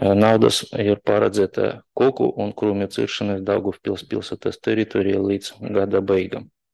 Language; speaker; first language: Latvian; non-native, local second language; Russian